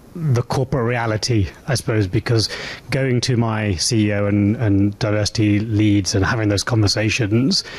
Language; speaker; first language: English; native; English